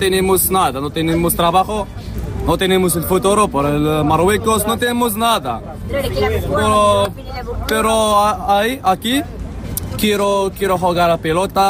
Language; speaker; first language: Spanish; non-native, learner; Arabic